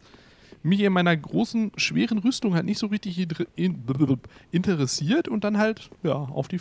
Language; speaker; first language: German; native; German